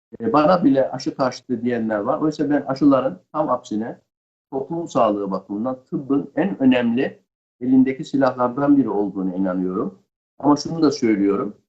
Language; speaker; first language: Turkish; native; Turkish